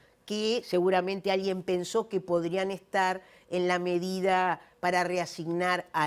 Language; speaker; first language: Spanish; native; Spanish